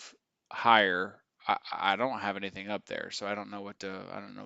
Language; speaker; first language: English; native; English